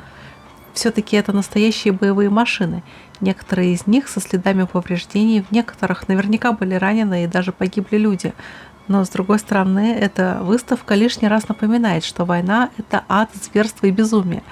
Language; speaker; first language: Russian; native; Russian